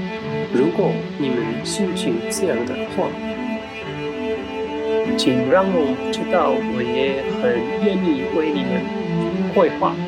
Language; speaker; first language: Chinese; non-native, fluent; German